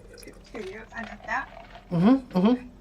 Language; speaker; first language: English; non-native, learner; Chinese